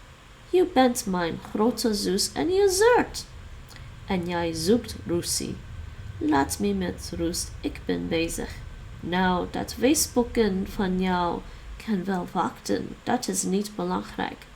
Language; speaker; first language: Dutch; non-native, learner; English